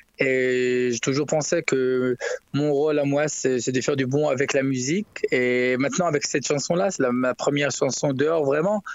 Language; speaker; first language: French; non-native, learner; Hebrew